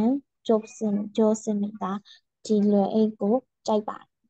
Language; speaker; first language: Korean; non-native, learner; Burmese